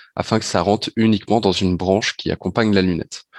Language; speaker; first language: French; native; French